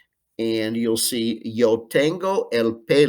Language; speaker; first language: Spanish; non-native, fluent; English